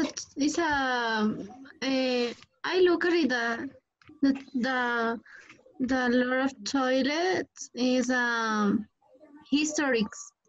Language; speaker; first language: English; non-native, learner; Spanish